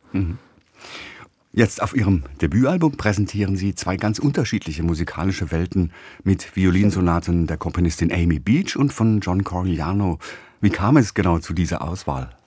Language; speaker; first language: German; native; German